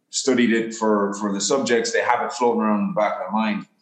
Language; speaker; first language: English; native; English